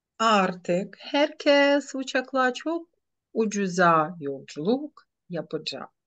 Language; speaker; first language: Turkish; non-native, fluent; Ukrainian